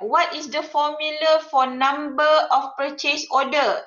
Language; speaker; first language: English; non-native, local second language; Malay